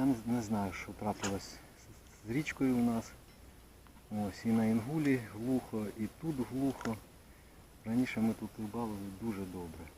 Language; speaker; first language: Ukrainian; native; Ukrainian